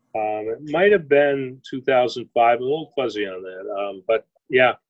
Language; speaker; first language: English; native; English